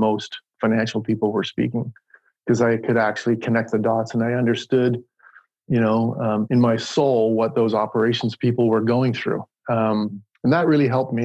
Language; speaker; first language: English; native; English